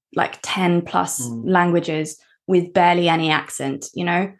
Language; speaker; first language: English; early bilingual, other home language; Norwegian